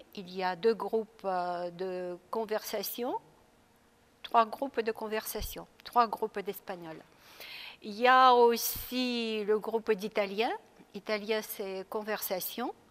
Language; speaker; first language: French; non-native, fluent; Russian